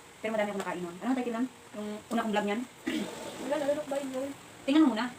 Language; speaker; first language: Filipino; non-native, local second language; Cebuano